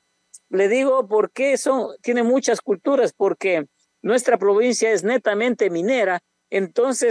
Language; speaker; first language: Spanish; native; Spanish